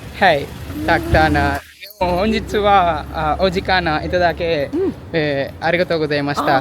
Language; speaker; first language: Japanese; non-native, learner; Telugu